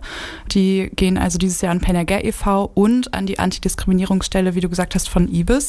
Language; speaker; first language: German; native; German